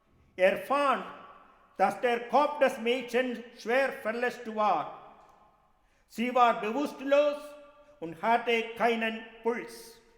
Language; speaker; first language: German; non-native, fluent; Malayalam